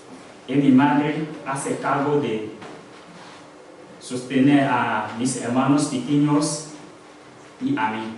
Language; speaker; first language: Spanish; non-native, learner; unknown